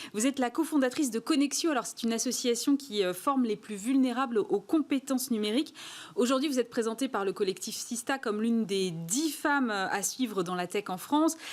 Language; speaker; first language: French; native; French